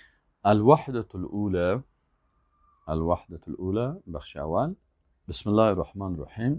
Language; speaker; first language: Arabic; non-native, fluent; Persian